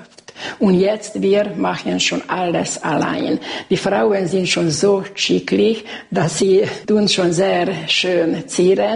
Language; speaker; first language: German; non-native, local second language; Hungarian